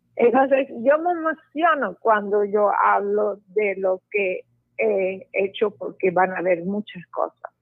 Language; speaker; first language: Spanish; non-native, fluent; Arabic